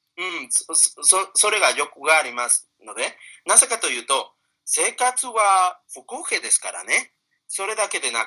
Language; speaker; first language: Japanese; non-native, fluent; Spanish